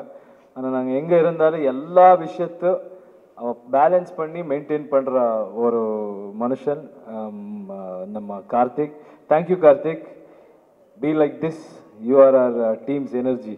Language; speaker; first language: Tamil; non-native, learner; Kannada